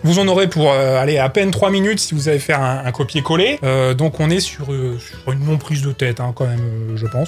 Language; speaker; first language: French; native; French